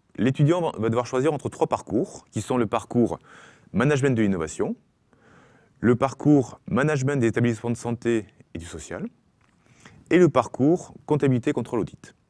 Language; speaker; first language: French; native; French